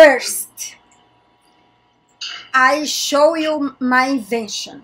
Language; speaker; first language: English; non-native, learner; Portuguese